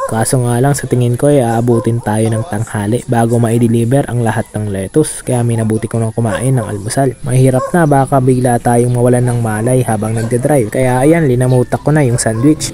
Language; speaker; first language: Filipino; non-native, local second language; Bikol